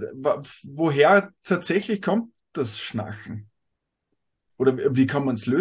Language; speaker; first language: German; native; German